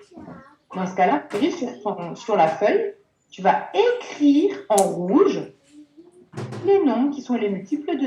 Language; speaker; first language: French; native; French